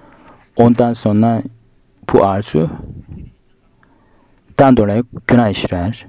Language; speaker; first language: Turkish; non-native, fluent; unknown